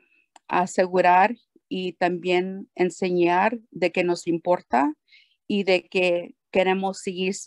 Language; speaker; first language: Spanish; early bilingual, heritage; Spanish